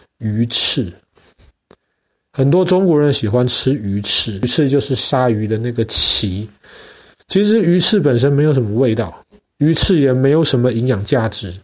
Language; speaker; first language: Chinese; native; Chinese